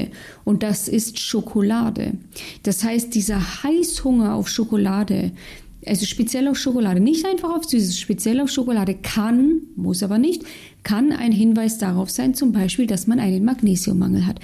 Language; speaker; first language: German; native; German